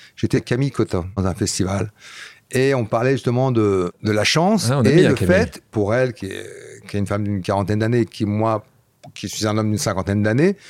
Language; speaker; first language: French; non-native, fluent; Dutch